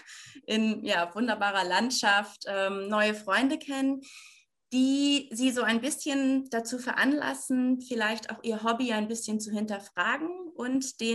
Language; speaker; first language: German; native; German